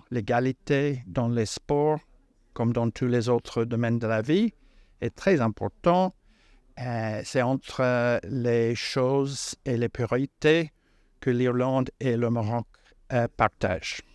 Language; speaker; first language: French; non-native, fluent; English